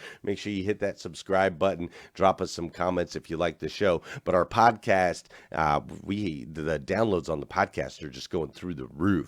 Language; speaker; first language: English; native; English